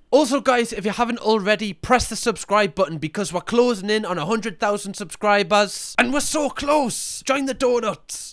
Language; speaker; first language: English; native; English